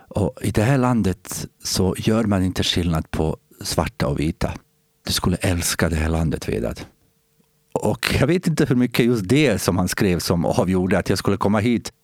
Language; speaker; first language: Swedish; non-native, fluent; Bosnian